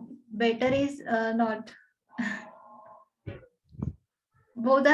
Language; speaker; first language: English; non-native, learner; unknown